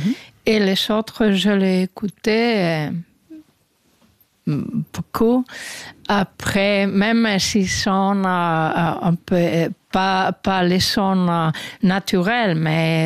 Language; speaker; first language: French; non-native, learner; Spanish